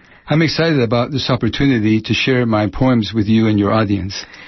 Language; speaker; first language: English; early bilingual, other home language; Spanish